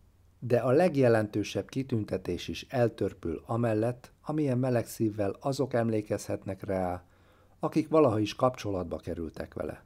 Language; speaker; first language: Hungarian; native; Hungarian